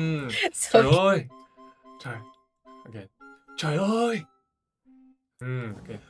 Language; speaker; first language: Vietnamese; non-native, fluent; Chinese